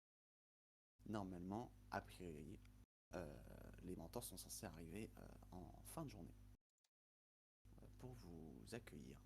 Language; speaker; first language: French; native; French